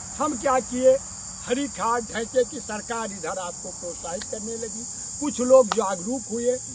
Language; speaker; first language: Hindi; native; Hindi